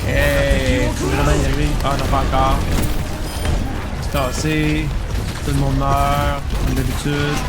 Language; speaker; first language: French; native; French